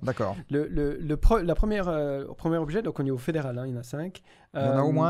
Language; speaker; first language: French; native; French